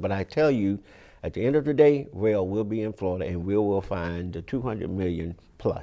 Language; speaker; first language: English; native; English